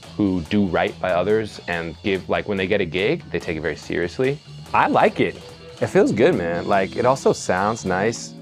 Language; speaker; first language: English; native; English